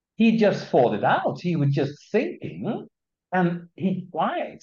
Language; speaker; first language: English; non-native, fluent; Dutch